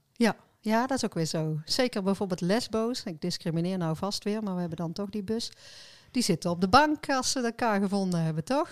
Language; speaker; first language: Dutch; native; Dutch